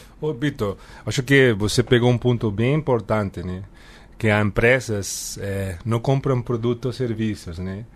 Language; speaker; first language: Portuguese; non-native, fluent; Spanish